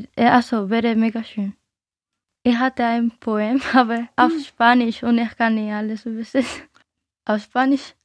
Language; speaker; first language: German; non-native, learner; Spanish